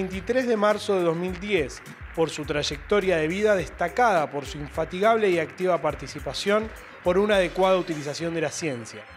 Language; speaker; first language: Spanish; native; Spanish